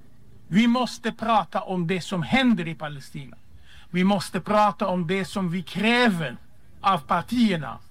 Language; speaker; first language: Swedish; non-native, fluent; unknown